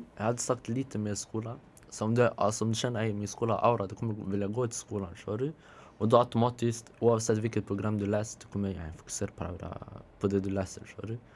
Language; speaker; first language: Swedish; native; Swedish